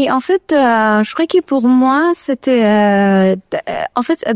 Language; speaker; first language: French; non-native, learner; Persian